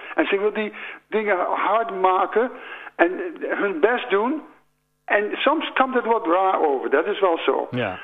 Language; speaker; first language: Dutch; non-native, fluent; English